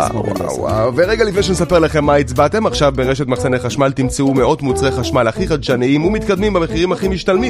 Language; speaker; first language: Hebrew; native; Hebrew